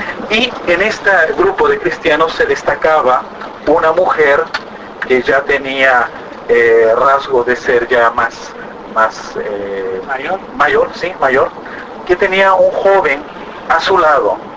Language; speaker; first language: Spanish; native; Spanish